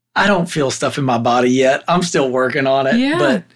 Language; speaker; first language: English; native; English